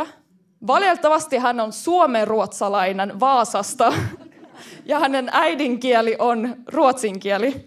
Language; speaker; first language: Finnish; early bilingual, heritage; Finnish